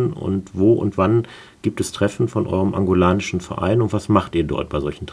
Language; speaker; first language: German; native; German